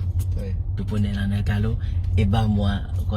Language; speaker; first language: Spanish; non-native, learner; Haitian Creole